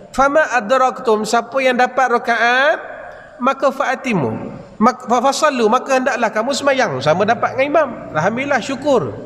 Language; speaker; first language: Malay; native; Malay